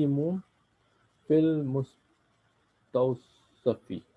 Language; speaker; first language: Arabic; non-native, learner; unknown